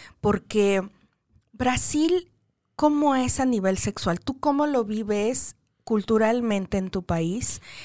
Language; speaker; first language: Spanish; native; Spanish